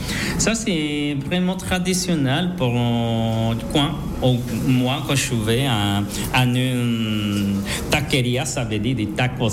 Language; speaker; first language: French; non-native, fluent; Spanish